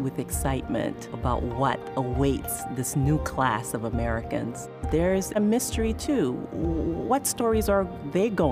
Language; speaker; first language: English; early bilingual, other home language; Haitian Creole